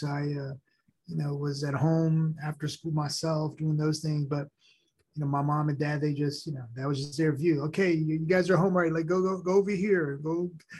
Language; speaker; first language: English; early bilingual, other home language; Haitian Creole